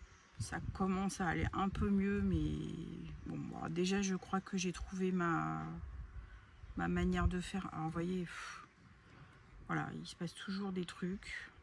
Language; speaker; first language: French; native; French